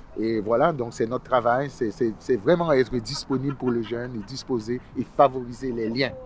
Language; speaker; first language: French; early bilingual, other home language; Haitian Creole